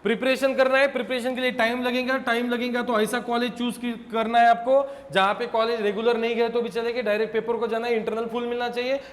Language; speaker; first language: Hindi; non-native, local second language; Marathi